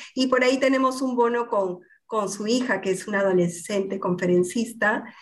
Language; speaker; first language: Spanish; native; Spanish